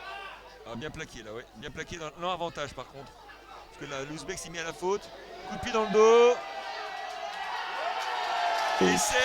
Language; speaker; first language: French; native; French